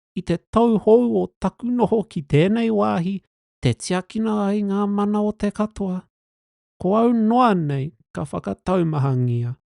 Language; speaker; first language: Māori; non-native, local second language; English